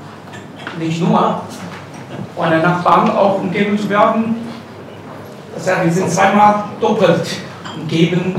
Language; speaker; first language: German; non-native, fluent; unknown